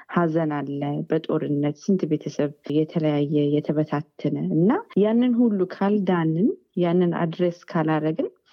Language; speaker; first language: Amharic; early bilingual, heritage; Amharic